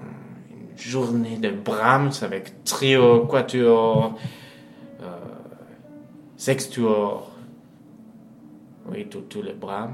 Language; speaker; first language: French; non-native, fluent; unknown